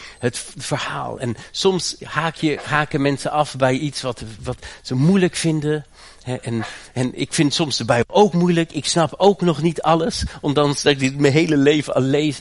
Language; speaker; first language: Dutch; native; Dutch